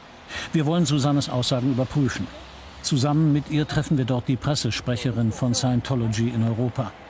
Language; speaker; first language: German; native; German